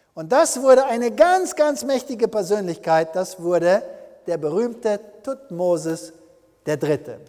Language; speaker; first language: German; early bilingual, heritage; German